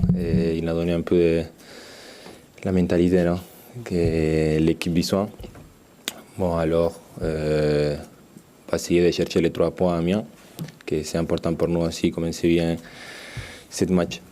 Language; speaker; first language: French; non-native, learner; Spanish